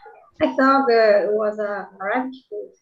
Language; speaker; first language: English; non-native, learner; Portuguese